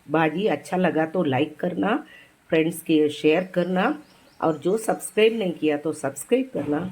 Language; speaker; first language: Hindi; non-native, local second language; Malayalam